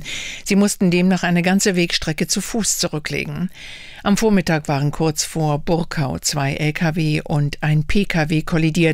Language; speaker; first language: German; native; German